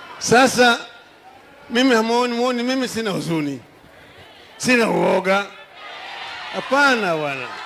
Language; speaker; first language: Swahili; non-native, local second language; Luo (Kenya and Tanzania)